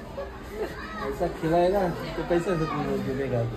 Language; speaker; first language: Hindi; non-native, local second language; Marathi